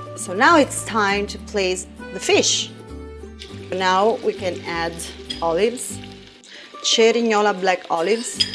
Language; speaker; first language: English; non-native, fluent; Italian